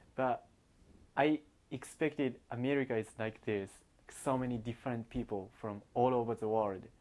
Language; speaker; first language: English; non-native, learner; Japanese